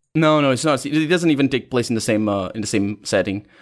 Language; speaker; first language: English; non-native, fluent; Portuguese